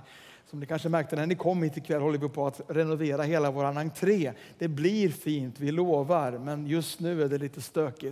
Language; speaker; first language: Swedish; native; Swedish